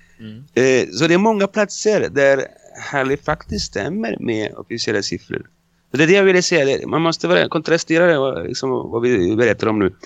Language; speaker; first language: Swedish; non-native, fluent; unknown